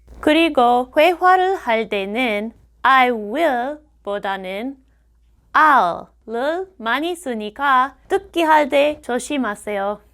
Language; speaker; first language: Korean; non-native, fluent; English